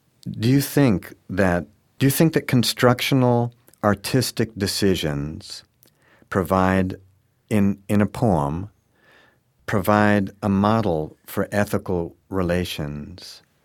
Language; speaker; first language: English; native; English